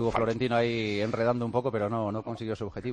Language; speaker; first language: Spanish; native; Spanish